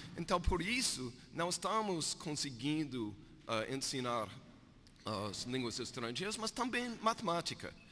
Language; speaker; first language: Portuguese; non-native, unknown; English